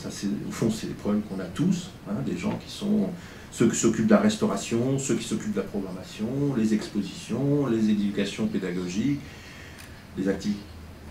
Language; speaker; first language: French; native; French